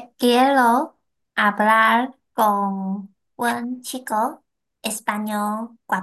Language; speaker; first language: Spanish; non-native, learner; Chinese